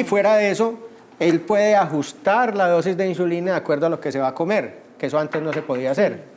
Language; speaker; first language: Spanish; native; Spanish